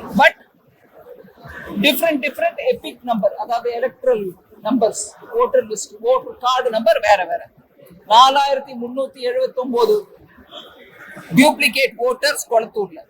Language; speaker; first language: Tamil; native; Tamil